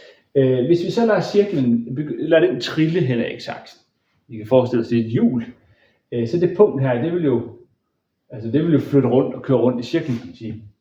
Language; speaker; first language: Danish; native; Danish